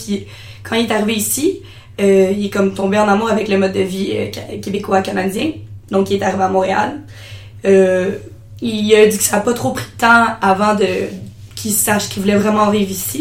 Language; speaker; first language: French; native; French